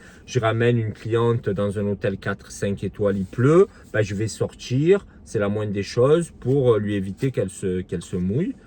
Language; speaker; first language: French; native; French